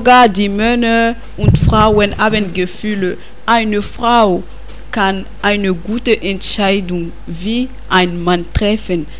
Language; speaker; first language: German; non-native, learner; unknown